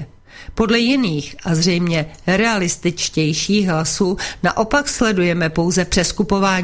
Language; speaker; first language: Czech; native; Czech